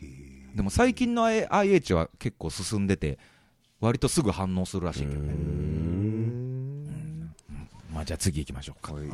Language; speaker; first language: Japanese; native; Japanese